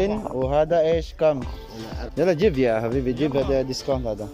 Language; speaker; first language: Arabic; non-native, learner; Filipino